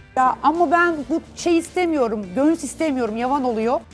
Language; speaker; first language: Turkish; native; Turkish